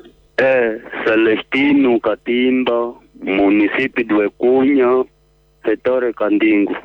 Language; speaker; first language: Portuguese; non-native, local second language; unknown